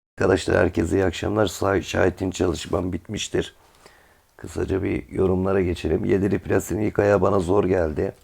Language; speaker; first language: Turkish; native; Turkish